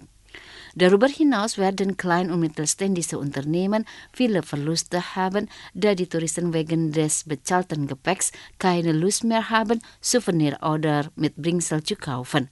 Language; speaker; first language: German; non-native, fluent; Indonesian